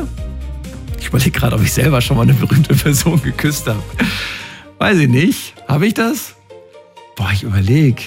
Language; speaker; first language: German; native; German